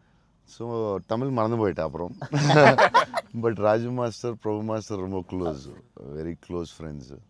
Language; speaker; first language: Tamil; non-native, local second language; Telugu